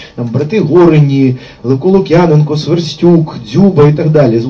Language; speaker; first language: Ukrainian; non-native, local second language; Russian